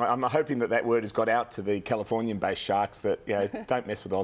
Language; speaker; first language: English; native; English